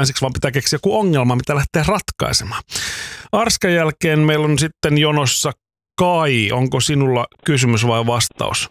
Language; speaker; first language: Finnish; native; Finnish